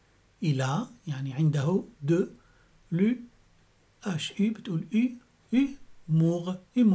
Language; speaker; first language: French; non-native, fluent; Arabic